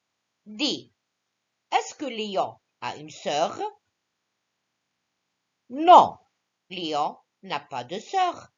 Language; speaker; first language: French; non-native, fluent; Arabic